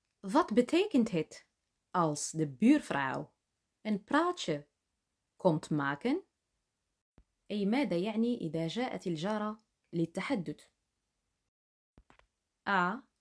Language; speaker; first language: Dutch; non-native, fluent; Arabic